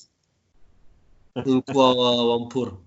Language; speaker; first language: English; non-native, learner; Bulgarian